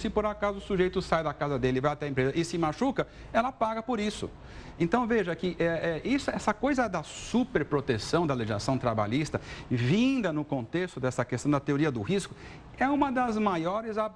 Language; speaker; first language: Portuguese; native; Portuguese